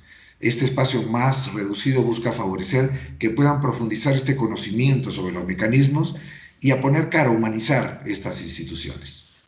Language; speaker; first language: Spanish; native; Spanish